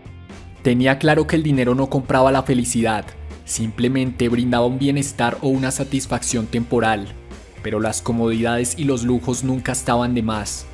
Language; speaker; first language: Spanish; native; Spanish